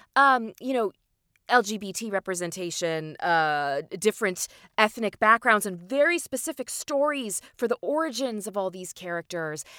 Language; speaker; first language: English; native; English